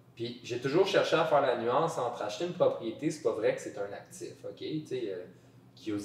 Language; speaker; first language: French; native; French